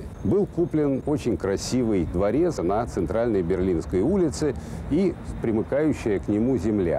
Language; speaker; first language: Russian; native; Russian